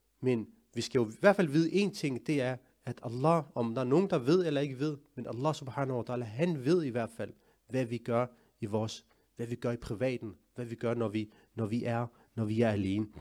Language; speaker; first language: Danish; early bilingual, other home language; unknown